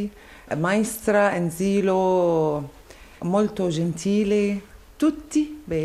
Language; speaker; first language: Italian; non-native, learner; Arabic